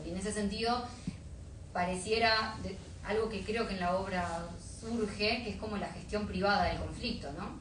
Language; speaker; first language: Spanish; native; Spanish